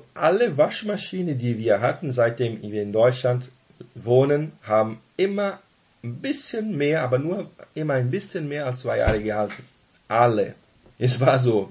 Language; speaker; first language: German; non-native, fluent; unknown